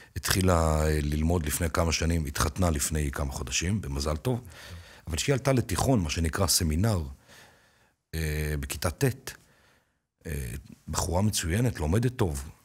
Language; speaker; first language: Hebrew; native; Hebrew